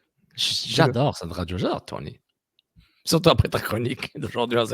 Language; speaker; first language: French; native; French